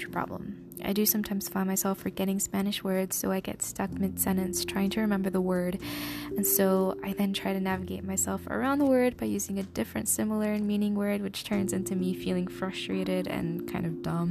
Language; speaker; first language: English; early bilingual, other home language; Spanish